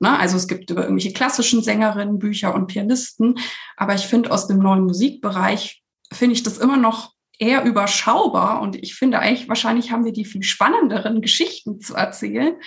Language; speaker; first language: German; native; German